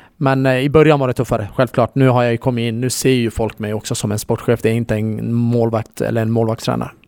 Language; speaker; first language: Swedish; early bilingual, other home language; Kurdish